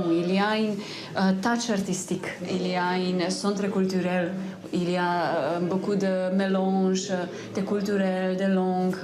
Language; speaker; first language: French; non-native, fluent; Slovenian